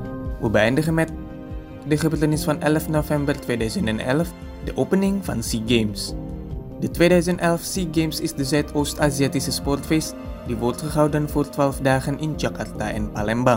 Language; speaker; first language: Dutch; non-native, fluent; Indonesian